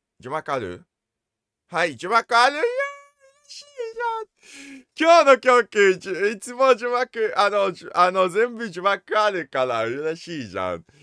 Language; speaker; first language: Japanese; non-native, learner; English